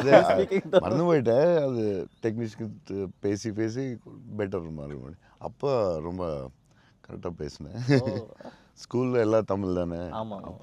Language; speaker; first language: Tamil; non-native, local second language; Telugu